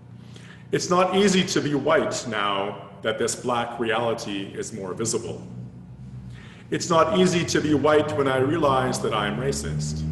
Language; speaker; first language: English; native; English